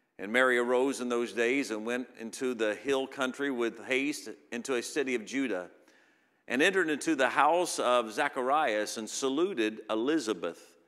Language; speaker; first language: English; native; English